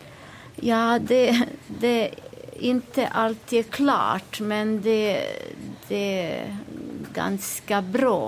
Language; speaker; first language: Swedish; non-native, fluent; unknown